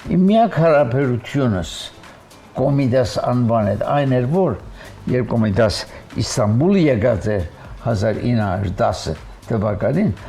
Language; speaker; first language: Armenian; native; Armenian